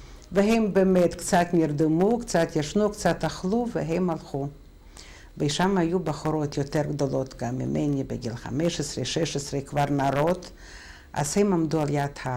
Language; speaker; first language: Hebrew; non-native, fluent; Russian